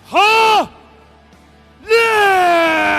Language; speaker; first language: Chinese; native; Chinese